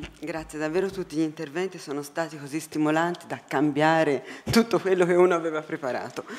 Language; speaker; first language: Italian; native; Italian